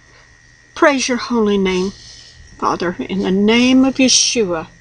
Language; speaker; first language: English; native; English